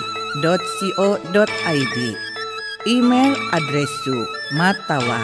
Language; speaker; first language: Japanese; non-native, learner; Indonesian